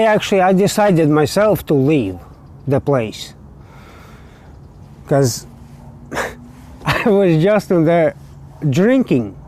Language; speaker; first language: English; non-native, learner; Latvian